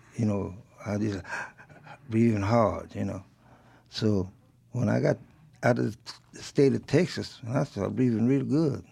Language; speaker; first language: English; early bilingual, other home language; French